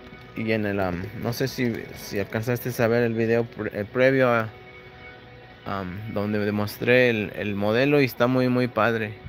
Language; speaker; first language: Spanish; early bilingual, heritage; Spanish